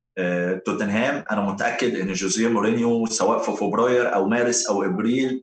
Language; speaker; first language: Arabic; native; Arabic